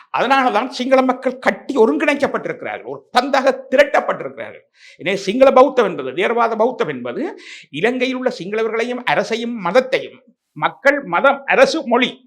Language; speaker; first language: Tamil; native; Tamil